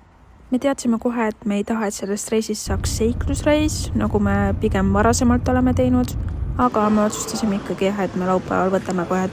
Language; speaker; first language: Estonian; native; Estonian